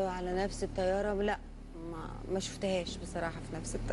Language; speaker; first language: Arabic; native; Arabic